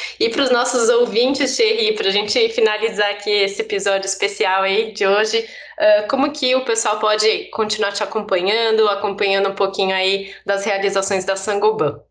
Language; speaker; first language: Portuguese; native; Portuguese